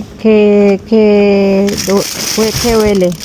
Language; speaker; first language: Spanish; non-native, learner; Filipino